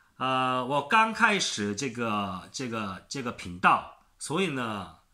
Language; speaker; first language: Chinese; non-native, learner; Korean